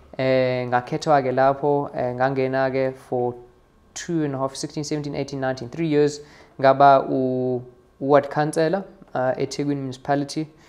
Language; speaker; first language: Zulu; non-native, local second language; English